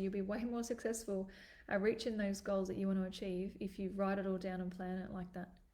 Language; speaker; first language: English; native; English